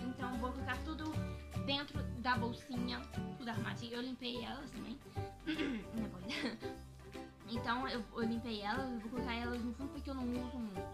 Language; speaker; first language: Portuguese; early bilingual, heritage; Portuguese